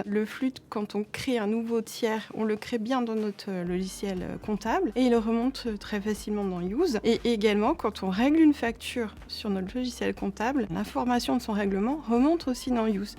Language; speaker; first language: French; native; French